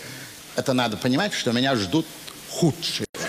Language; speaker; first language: Russian; native; Russian